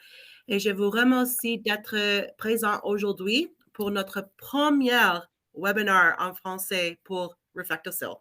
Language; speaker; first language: French; non-native, learner; English